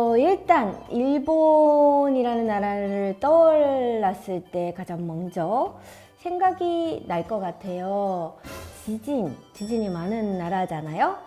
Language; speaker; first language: Korean; non-native, fluent; Japanese